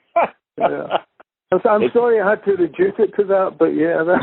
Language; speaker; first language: English; native; English